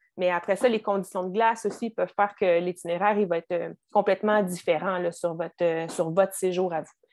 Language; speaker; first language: French; native; French